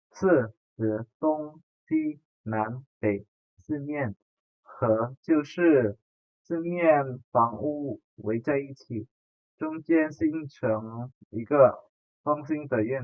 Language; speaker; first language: Chinese; non-native, fluent; Indonesian